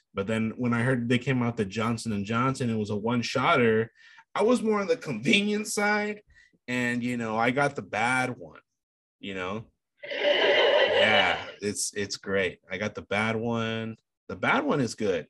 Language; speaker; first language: English; native; English